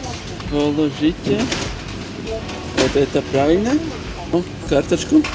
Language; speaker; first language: Russian; non-native, learner; Latvian